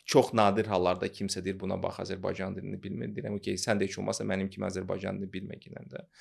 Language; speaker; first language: Azerbaijani; non-native, local second language; Russian